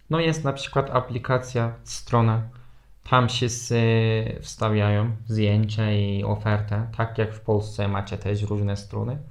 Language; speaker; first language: Polish; non-native, fluent; Turkish